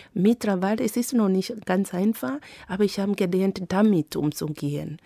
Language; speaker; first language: German; non-native, fluent; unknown